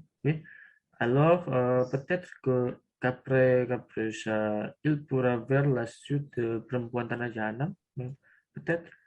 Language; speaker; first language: French; non-native, learner; Indonesian